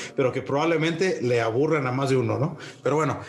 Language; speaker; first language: Spanish; native; Spanish